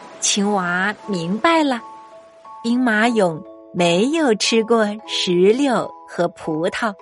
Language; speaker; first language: Chinese; native; Chinese